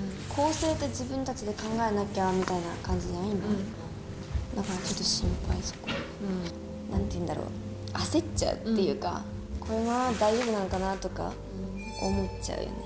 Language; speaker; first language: Japanese; native; Japanese